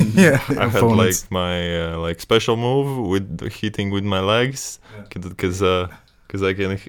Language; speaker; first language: English; non-native, fluent; Latvian